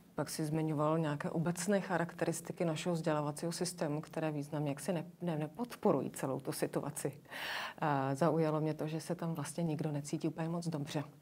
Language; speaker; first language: Czech; native; Czech